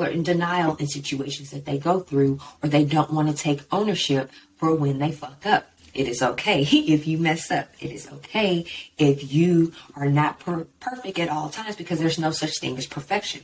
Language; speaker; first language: English; native; English